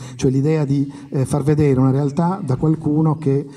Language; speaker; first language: Italian; native; Italian